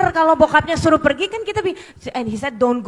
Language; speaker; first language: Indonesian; native; Indonesian